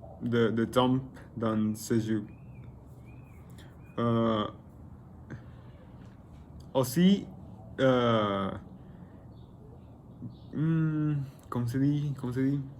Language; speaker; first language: French; non-native, learner; Spanish